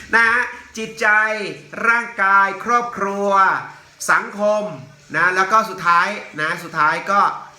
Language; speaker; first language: Thai; native; Thai